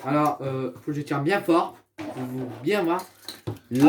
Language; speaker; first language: French; native; French